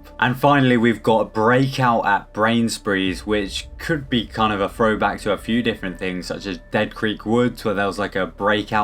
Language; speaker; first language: English; native; English